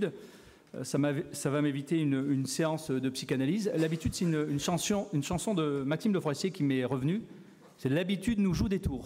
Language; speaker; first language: French; native; French